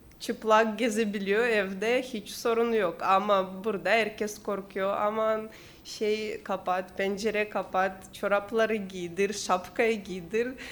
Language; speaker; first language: Turkish; non-native, fluent; Russian